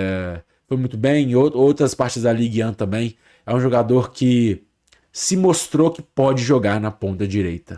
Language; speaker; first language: Portuguese; native; Portuguese